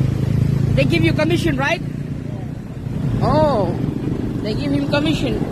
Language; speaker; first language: English; non-native, learner; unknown